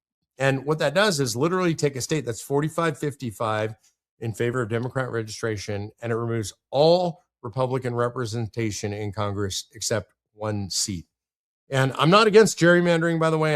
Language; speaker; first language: English; native; English